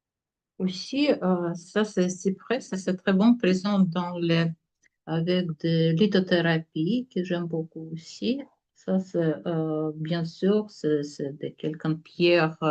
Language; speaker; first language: French; non-native, learner; Russian